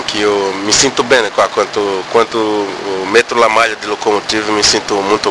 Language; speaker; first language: Italian; non-native, learner; Portuguese